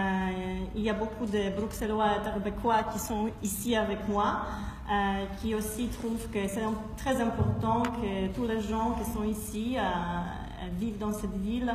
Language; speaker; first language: French; non-native, fluent; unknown